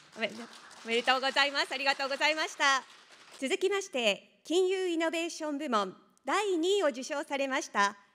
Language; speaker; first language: Japanese; native; Japanese